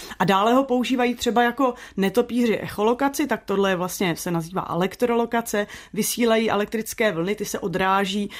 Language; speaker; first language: Czech; native; Czech